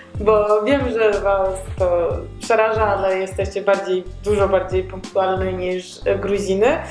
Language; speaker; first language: Polish; non-native, learner; Georgian